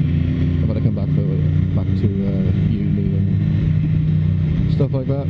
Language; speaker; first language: English; native; English